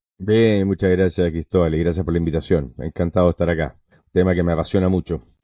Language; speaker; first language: Spanish; non-native, local second language; English